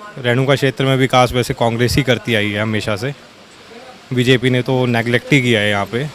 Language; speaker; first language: Hindi; native; Hindi